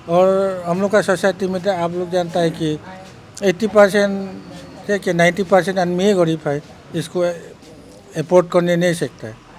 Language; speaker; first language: Hindi; non-native, local second language; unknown